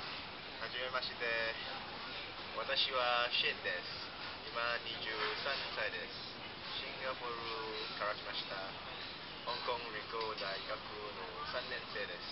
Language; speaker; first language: Japanese; non-native, learner; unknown